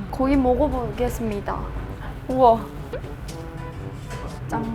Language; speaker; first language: Korean; early bilingual, heritage; Japanese